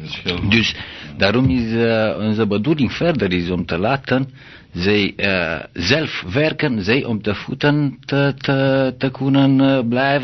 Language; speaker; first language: Dutch; non-native, learner; Romanian